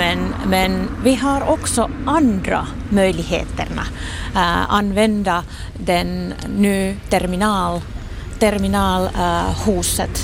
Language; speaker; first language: Swedish; non-native, local second language; Finnish